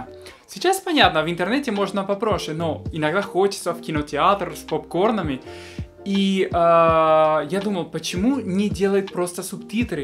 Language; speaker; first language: Russian; non-native, fluent; Spanish